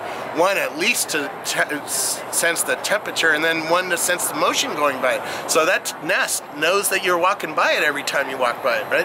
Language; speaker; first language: English; native; English